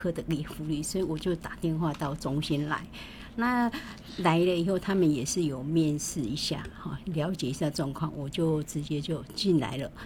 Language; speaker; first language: Chinese; native; Chinese